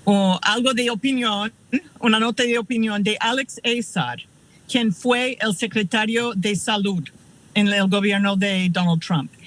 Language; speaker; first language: Spanish; non-native, fluent; English